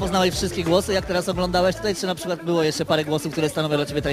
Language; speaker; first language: Polish; native; Polish